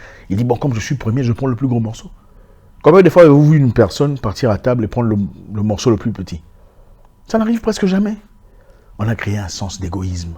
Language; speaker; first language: French; native; French